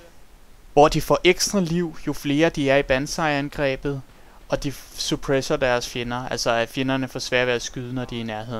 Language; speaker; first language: Danish; native; Danish